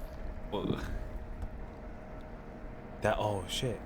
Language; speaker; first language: English; native; English